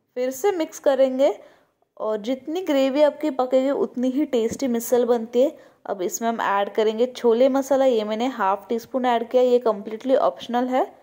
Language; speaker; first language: Hindi; non-native, local second language; Marathi